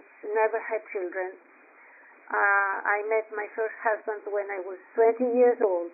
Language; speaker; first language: English; non-native, fluent; Greek